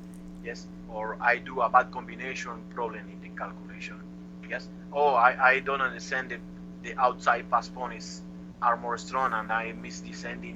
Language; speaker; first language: English; non-native, learner; Spanish